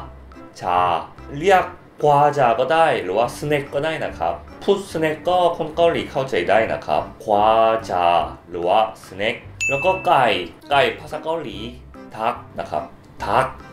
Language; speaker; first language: Thai; non-native, fluent; Korean